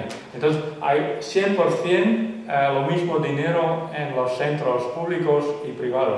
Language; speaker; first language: Spanish; non-native, fluent; Dutch